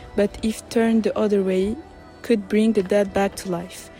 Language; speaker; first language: English; non-native, learner; French